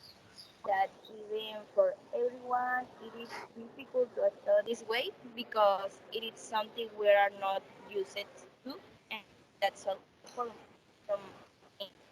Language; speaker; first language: English; non-native, learner; Spanish